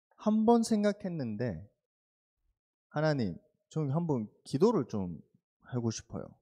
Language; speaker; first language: Korean; early bilingual, heritage; Korean